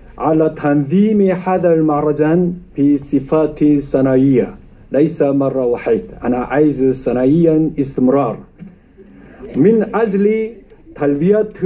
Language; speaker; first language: Arabic; non-native, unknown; Korean